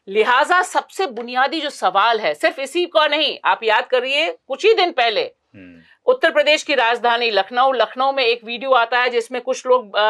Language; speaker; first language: Hindi; native; Hindi